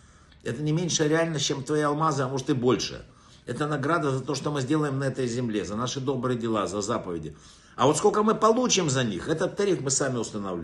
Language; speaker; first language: Russian; native; Russian